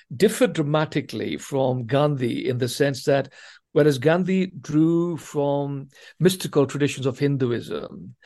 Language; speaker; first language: English; non-native, local second language; Swahili